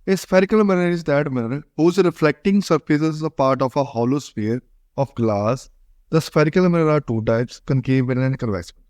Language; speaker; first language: English; non-native, local second language; Punjabi